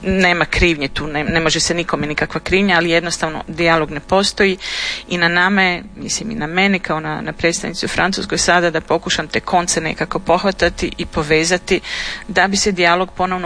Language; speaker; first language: Serbian; native; Serbian